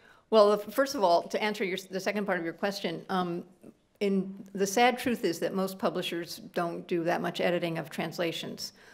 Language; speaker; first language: English; native; English